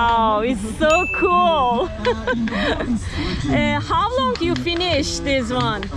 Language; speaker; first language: English; non-native, learner; Turkish